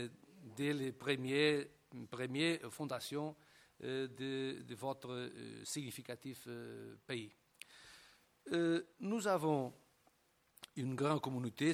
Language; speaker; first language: French; non-native, fluent; Portuguese